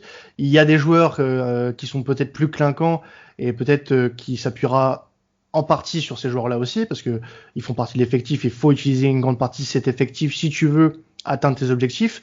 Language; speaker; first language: French; native; French